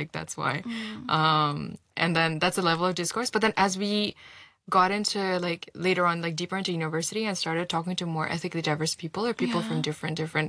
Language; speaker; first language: English; non-native, local second language; Bangla